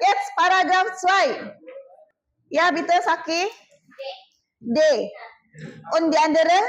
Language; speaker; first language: German; non-native, fluent; Indonesian